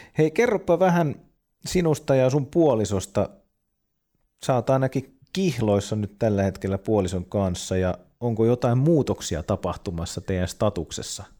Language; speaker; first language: Finnish; native; Finnish